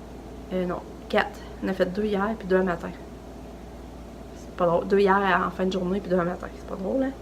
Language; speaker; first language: French; native; French